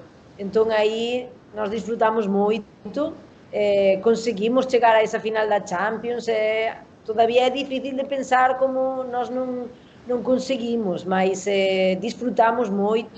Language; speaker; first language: Portuguese; non-native, learner; Spanish